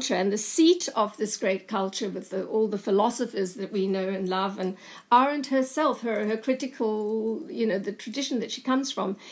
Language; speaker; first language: English; native; English